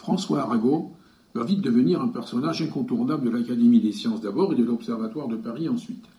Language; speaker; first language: French; native; French